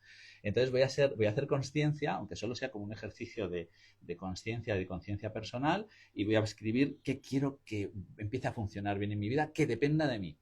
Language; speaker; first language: Spanish; native; Spanish